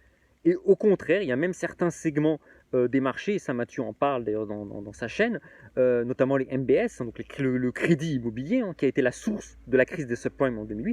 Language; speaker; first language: French; native; French